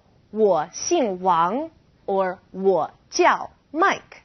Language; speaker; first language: Chinese; non-native, fluent; English